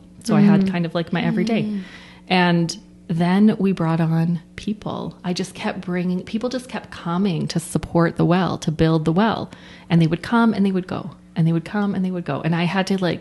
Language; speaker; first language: English; native; English